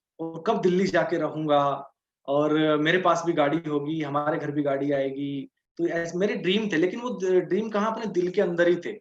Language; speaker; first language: Hindi; native; Hindi